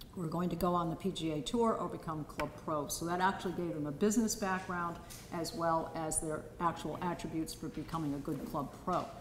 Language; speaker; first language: English; native; English